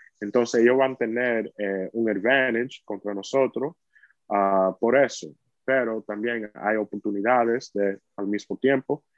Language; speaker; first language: Spanish; early bilingual, heritage; Spanish